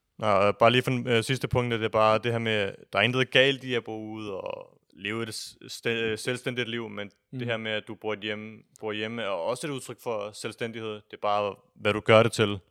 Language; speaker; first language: Danish; early bilingual, other home language; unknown